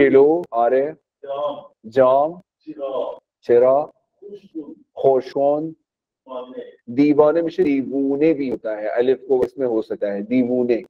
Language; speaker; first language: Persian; non-native, fluent; Urdu